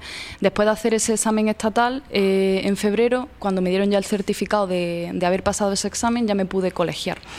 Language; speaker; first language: Spanish; native; Spanish